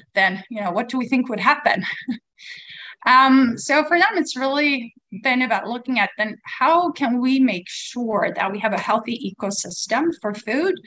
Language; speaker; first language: English; non-native, fluent; Swedish